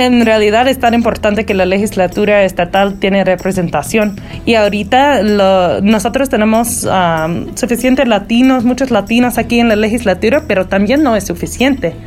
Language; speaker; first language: Spanish; early bilingual, heritage; Spanish